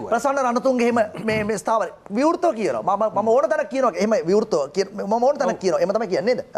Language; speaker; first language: Sinhala; native; Sinhala